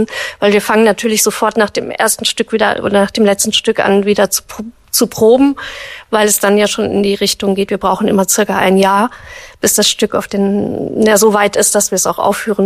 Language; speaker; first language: German; native; German